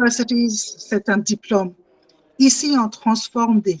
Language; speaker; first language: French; non-native, fluent; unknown